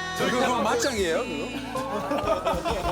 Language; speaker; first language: Korean; non-native, learner; Italian